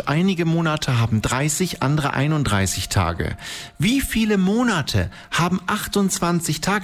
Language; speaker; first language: German; native; German